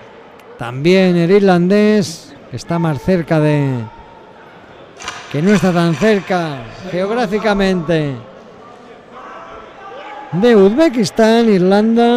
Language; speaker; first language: Spanish; native; Spanish